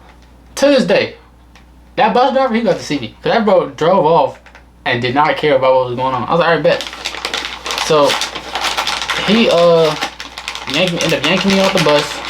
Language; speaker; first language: English; native; English